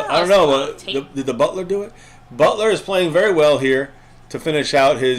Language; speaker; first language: English; native; English